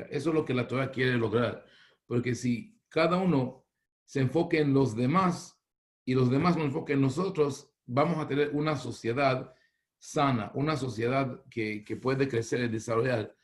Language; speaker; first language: Spanish; non-native, fluent; Hebrew